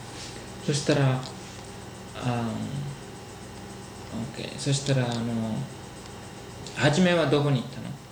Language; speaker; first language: Japanese; early bilingual, heritage; Japanese